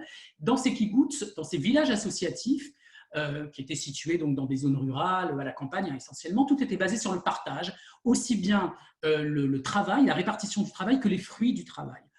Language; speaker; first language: French; native; French